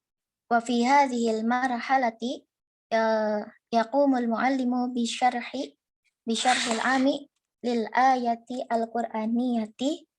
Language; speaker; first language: Arabic; non-native, learner; Indonesian